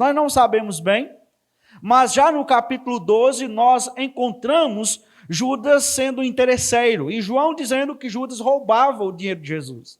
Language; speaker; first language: Portuguese; native; Portuguese